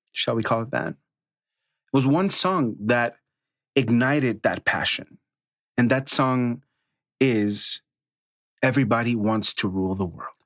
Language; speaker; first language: English; early bilingual, other home language; Spanish